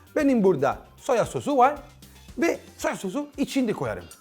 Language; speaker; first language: Turkish; non-native, learner; Italian